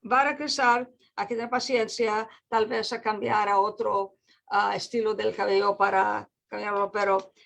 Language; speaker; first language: Spanish; non-native, fluent; English